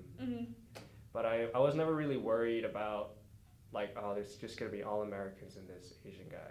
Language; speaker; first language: English; non-native, local second language; Cantonese